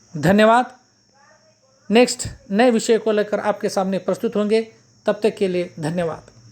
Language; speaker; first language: Hindi; non-native, local second language; Marathi